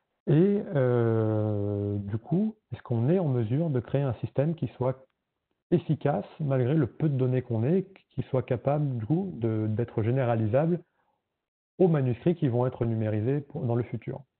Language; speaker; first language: French; native; French